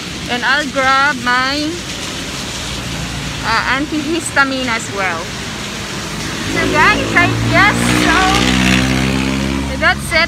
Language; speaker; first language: English; non-native, local second language; Cebuano